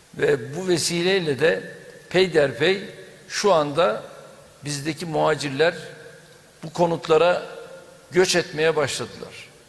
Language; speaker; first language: Turkish; native; Turkish